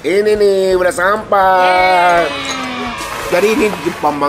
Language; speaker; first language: Indonesian; non-native, fluent; Japanese